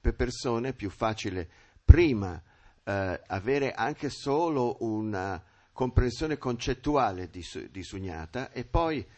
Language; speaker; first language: Italian; native; Italian